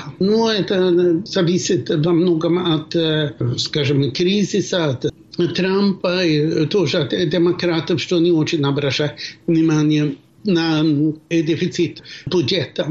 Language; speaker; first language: Russian; non-native, fluent; Swedish